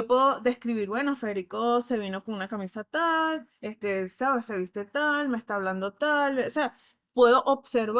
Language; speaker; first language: Spanish; native; Spanish